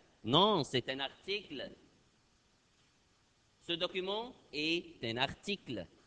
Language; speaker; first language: French; non-native, fluent; Arabic